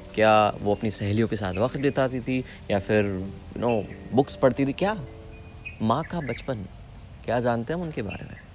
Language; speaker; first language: Hindi; non-native, local second language; Gujarati